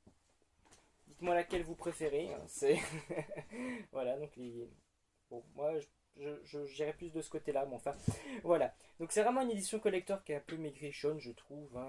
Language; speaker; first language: French; native; French